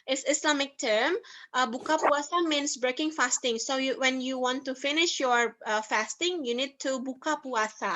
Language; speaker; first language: English; non-native, fluent; Indonesian